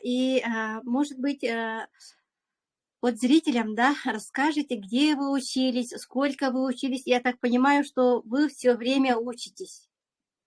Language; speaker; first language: Russian; non-native, local second language; Yakut